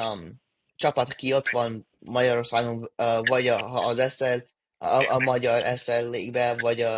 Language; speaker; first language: Hungarian; early bilingual, heritage; English